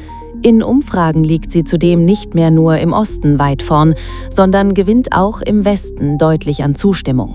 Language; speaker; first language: German; native; German